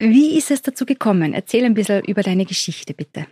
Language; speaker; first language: German; native; German